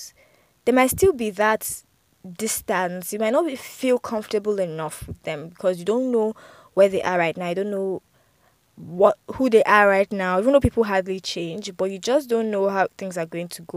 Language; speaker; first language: English; non-native, local second language; Yoruba